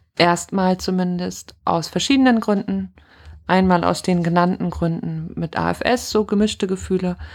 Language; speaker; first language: German; native; German